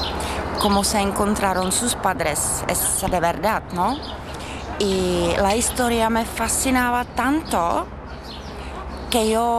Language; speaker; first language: Spanish; non-native, fluent; Czech